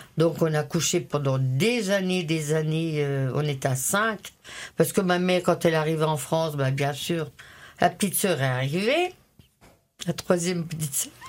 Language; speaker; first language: French; early bilingual, other home language; Italian